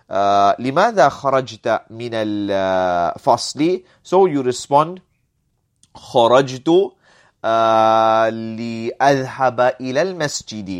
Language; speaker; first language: Arabic; non-native, fluent; English